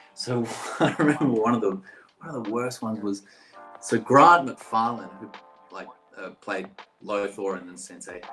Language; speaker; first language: English; early bilingual, other home language; Portuguese